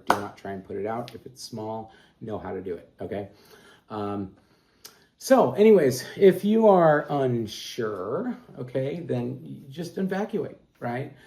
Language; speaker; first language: English; native; English